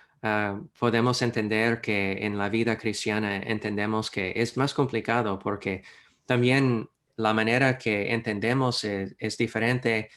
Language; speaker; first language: Spanish; non-native, fluent; English